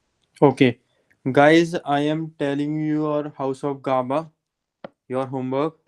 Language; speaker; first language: English; non-native, local second language; Hindi